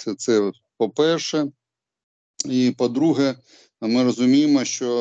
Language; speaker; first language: Ukrainian; non-native, local second language; Russian